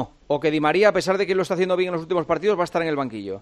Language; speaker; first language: Spanish; native; Spanish